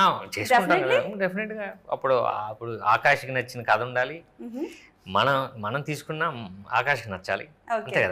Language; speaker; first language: Telugu; native; Telugu